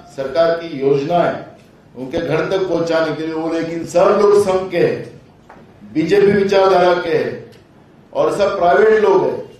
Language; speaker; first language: Hindi; non-native, local second language; Marathi